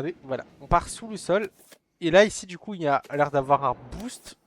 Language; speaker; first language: French; native; French